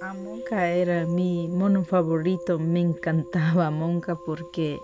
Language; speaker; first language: Spanish; non-native, local second language; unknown